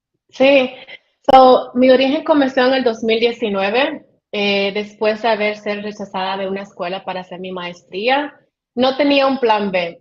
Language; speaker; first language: Spanish; early bilingual, heritage; Spanish